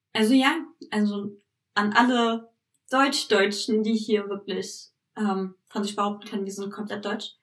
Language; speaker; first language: German; early bilingual, other home language; Turkish